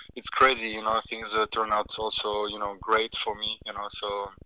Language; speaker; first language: English; non-native, fluent; French